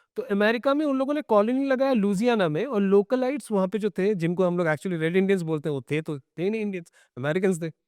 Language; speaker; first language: Hindi; non-native, local second language; Bangla